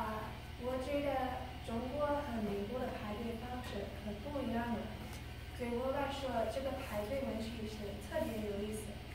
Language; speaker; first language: Chinese; non-native, learner; English